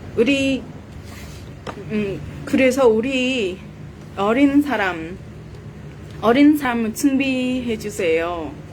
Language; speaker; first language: Korean; non-native, learner; Vietnamese